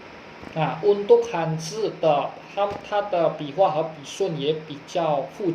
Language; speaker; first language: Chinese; non-native, fluent; Indonesian